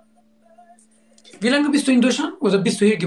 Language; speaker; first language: German; non-native, learner; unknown